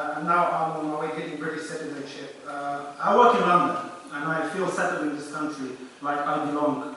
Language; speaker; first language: English; early bilingual, other home language; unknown